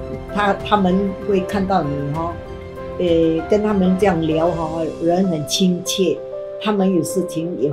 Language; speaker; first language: Chinese; non-native, local second language; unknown